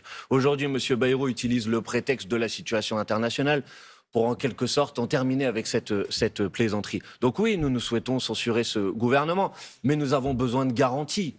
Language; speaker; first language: French; native; French